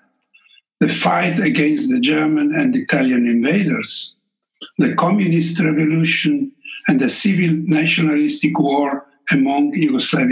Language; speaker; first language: English; non-native, fluent; Slovenian